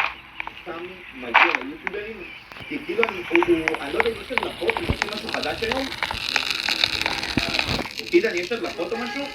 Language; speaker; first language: Hebrew; native; Hebrew